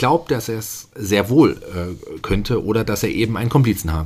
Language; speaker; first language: German; native; German